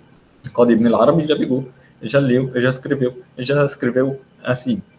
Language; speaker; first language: Portuguese; non-native, learner; Arabic